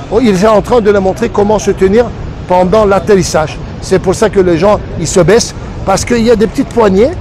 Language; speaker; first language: French; non-native, fluent; Turkish